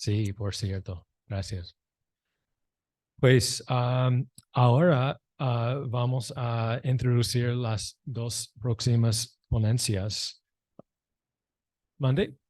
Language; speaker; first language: Spanish; non-native, fluent; English